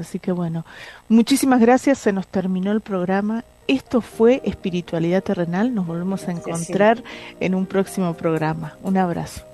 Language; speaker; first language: Spanish; native; Spanish